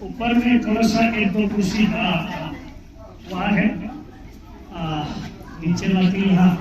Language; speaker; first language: Hindi; non-native, local second language; Thado Chin